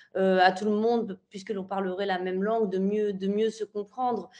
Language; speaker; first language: French; native; French